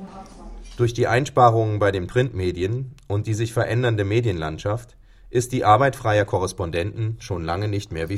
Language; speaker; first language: German; native; German